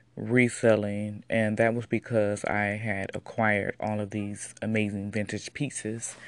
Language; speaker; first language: English; native; English